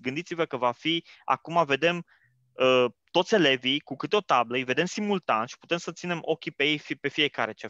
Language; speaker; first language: Romanian; native; Romanian